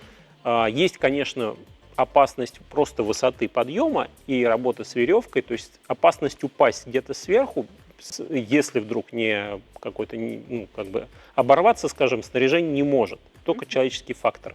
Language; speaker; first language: Russian; native; Russian